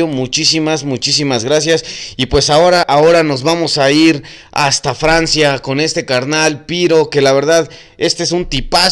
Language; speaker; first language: Spanish; native; Spanish